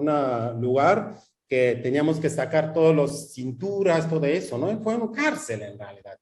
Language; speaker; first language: Spanish; non-native, fluent; Kurdish